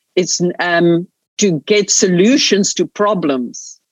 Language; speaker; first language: English; non-native, local second language; Afrikaans